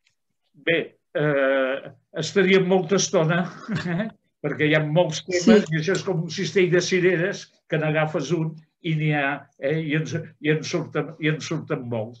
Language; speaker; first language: Catalan; native; Catalan